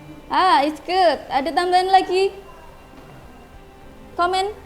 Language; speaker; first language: English; non-native, learner; Indonesian